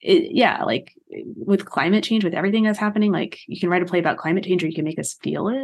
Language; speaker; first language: English; native; English